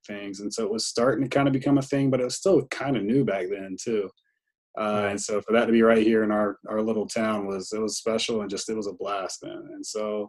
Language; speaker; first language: English; native; English